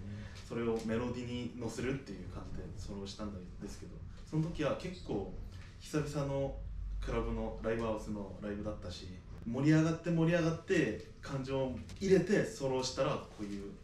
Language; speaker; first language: Japanese; non-native, fluent; Korean